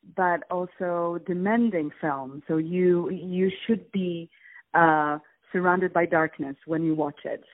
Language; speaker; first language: English; non-native, fluent; Polish